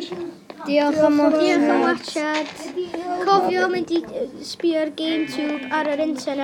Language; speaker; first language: Welsh; non-native, local second language; English